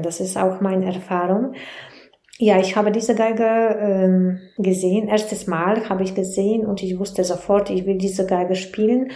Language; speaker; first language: German; non-native, fluent; Polish